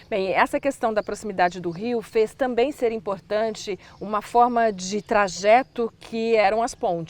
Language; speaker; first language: Portuguese; native; Portuguese